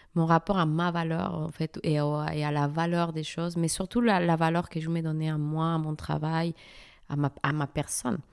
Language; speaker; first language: French; non-native, fluent; Spanish